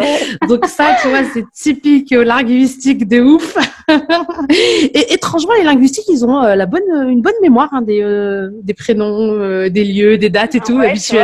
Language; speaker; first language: French; native; French